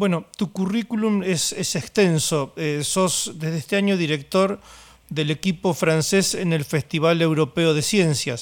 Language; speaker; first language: Spanish; native; Spanish